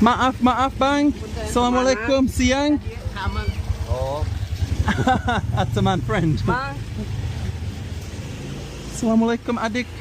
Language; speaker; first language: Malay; non-native, learner; Ukrainian